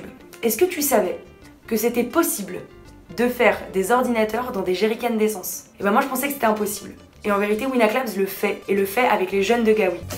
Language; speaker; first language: French; native; French